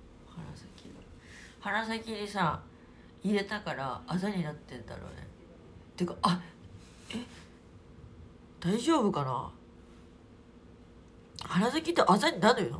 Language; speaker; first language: Japanese; native; Japanese